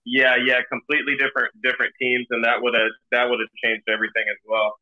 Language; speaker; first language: English; native; English